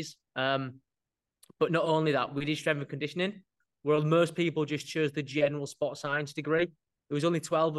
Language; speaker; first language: English; native; English